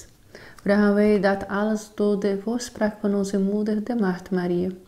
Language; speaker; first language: Dutch; non-native, fluent; Portuguese